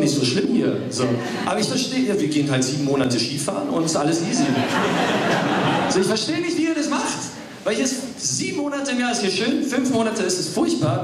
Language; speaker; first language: German; early bilingual, other home language; English